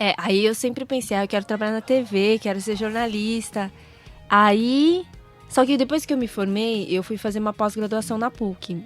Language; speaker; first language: Portuguese; early bilingual, other home language; Korean